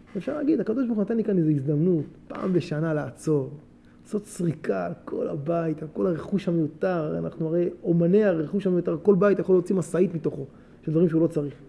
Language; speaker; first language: Hebrew; native; Hebrew